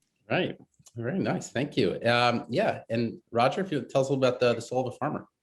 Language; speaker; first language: English; native; English